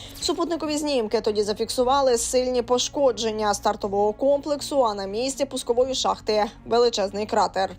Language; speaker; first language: Ukrainian; native; Ukrainian